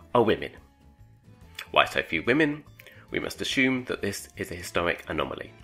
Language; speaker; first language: English; native; English